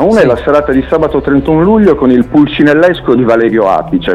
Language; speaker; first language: Italian; native; Italian